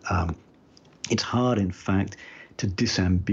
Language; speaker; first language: English; native; English